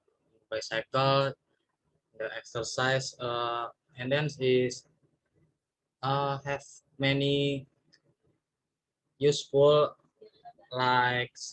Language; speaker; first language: English; non-native, learner; Indonesian